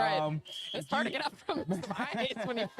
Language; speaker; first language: English; native; English